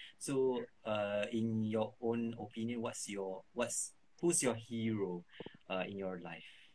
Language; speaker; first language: English; non-native, local second language; Malay